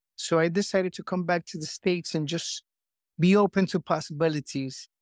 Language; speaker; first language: English; native; English